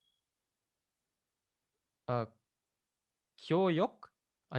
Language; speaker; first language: Korean; non-native, learner; Indonesian